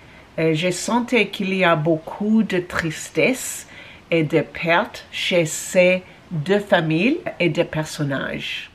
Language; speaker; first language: French; non-native, learner; English